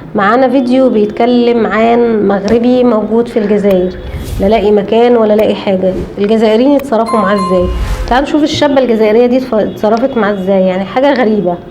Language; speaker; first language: Arabic; native; Arabic